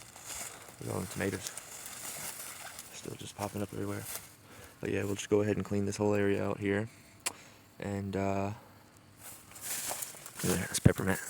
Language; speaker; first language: English; native; English